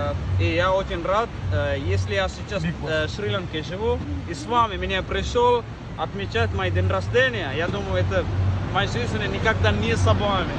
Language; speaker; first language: Russian; non-native, learner; Sinhala